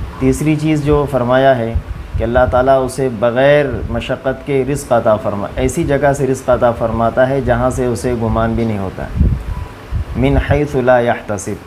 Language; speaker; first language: Urdu; native; Urdu